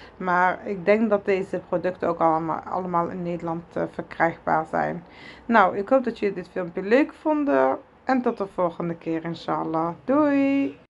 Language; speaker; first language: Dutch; early bilingual, other home language; Arabic